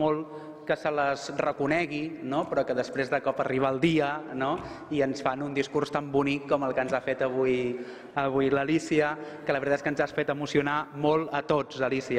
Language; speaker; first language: Catalan; native; Catalan